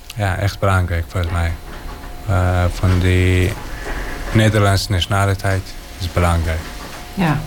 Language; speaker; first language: Dutch; non-native, learner; Persian